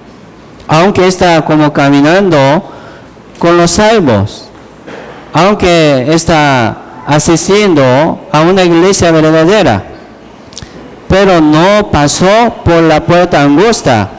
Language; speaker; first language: Spanish; non-native, learner; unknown